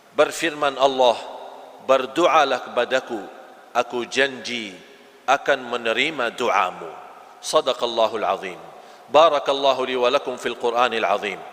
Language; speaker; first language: Malay; non-native, fluent; Arabic